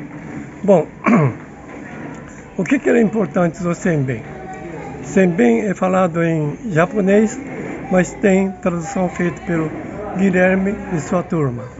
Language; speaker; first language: Portuguese; non-native, fluent; Japanese